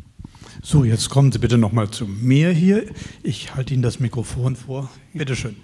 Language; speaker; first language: German; native; German